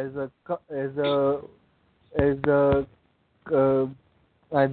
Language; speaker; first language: English; non-native, fluent; Romanian